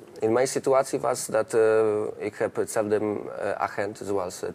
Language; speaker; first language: Dutch; non-native, learner; Polish